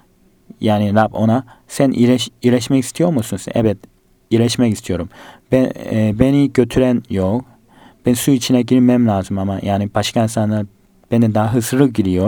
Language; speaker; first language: Turkish; non-native, fluent; Korean